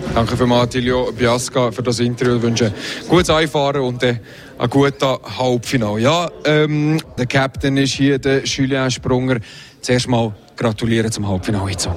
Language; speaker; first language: German; native; German